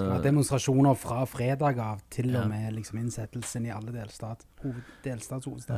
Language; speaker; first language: Norwegian; native; Norwegian